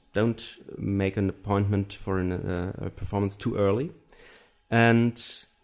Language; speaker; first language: English; non-native, fluent; German